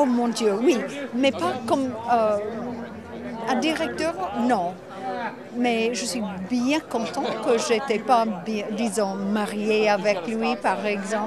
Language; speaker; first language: French; non-native, fluent; English